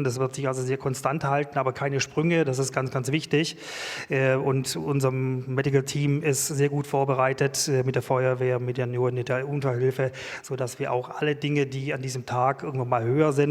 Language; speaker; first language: German; native; German